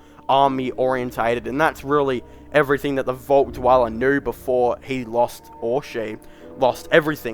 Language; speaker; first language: English; native; English